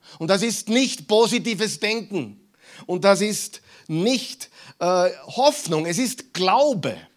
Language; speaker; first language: German; non-native, fluent; English